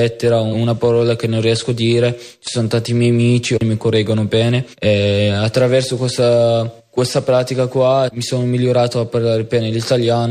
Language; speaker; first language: Italian; non-native, learner; Arabic